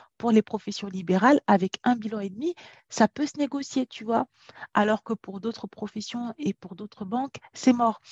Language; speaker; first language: French; native; French